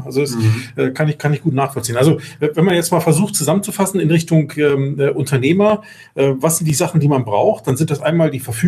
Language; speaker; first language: German; native; German